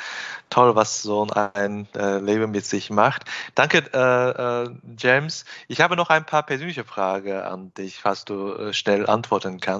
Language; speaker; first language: German; non-native, fluent; Chinese